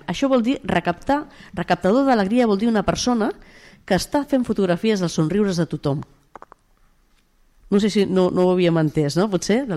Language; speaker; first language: Catalan; native; Catalan